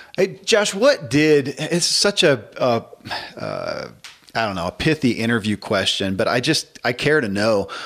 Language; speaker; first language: English; native; English